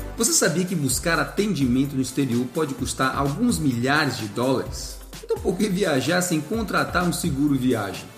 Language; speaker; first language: Portuguese; native; Portuguese